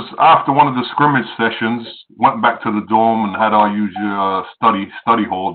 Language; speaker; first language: English; native; English